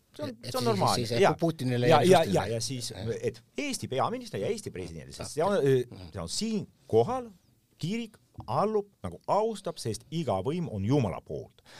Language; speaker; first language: Estonian; non-native, local second language; Russian